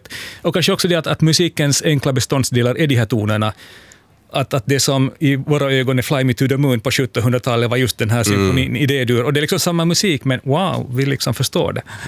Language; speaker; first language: Swedish; native; Swedish